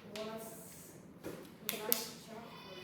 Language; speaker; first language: English; non-native, learner; Portuguese